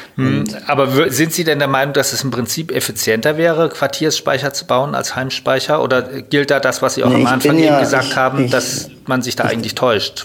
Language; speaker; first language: German; native; German